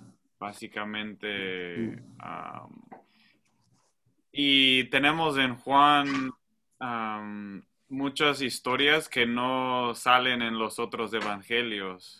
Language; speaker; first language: Spanish; non-native, fluent; English